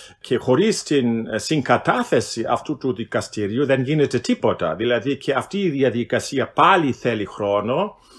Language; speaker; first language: Greek; non-native, fluent; German